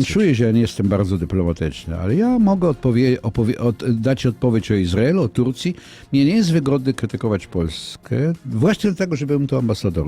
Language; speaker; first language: Polish; non-native, fluent; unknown